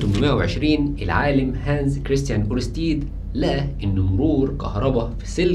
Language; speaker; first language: Arabic; native; Arabic